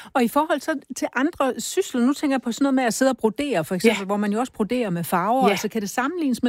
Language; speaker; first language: Danish; native; Danish